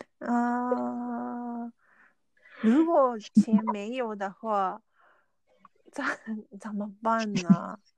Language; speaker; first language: Chinese; non-native, learner; Vietnamese